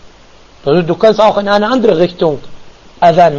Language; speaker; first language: German; non-native, fluent; Arabic